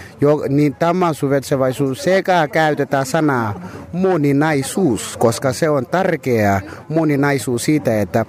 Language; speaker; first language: Finnish; non-native, fluent; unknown